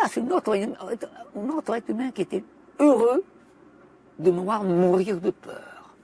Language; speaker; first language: French; non-native, fluent; Italian